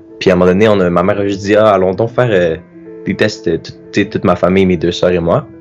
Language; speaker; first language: French; native; French